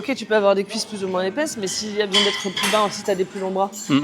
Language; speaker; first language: French; native; French